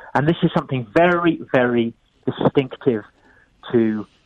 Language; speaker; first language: English; native; English